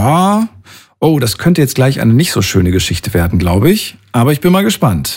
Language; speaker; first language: German; native; German